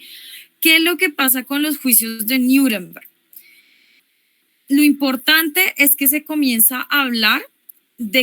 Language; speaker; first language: Spanish; native; Spanish